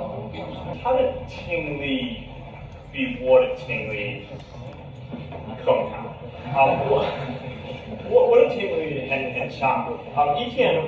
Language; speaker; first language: Chinese; non-native, learner; English